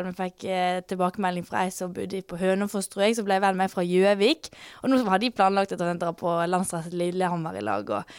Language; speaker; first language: Norwegian; native; Norwegian